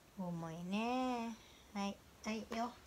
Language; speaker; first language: Japanese; non-native, learner; Filipino